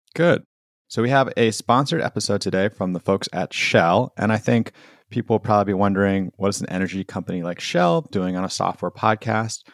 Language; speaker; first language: English; native; English